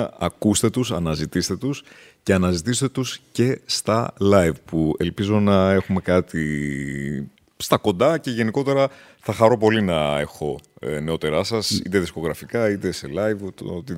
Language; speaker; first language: Greek; native; Greek